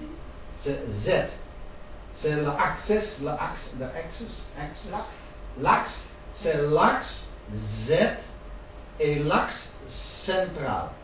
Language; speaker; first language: French; non-native, learner; Dutch